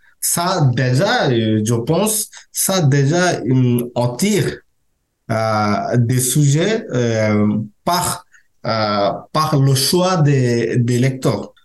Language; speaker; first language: French; non-native, learner; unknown